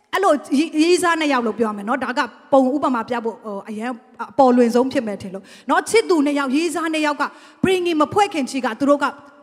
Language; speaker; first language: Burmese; non-native, local second language; Tedim Chin